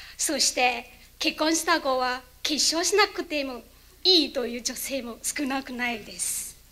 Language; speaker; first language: Japanese; non-native, learner; Chinese